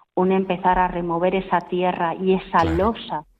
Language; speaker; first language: Spanish; native; Spanish